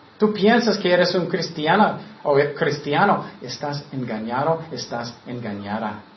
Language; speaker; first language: Spanish; non-native, fluent; English